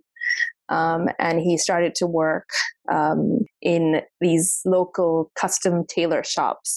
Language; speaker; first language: English; non-native, local second language; Sindhi